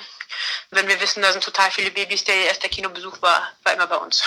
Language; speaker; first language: German; native; German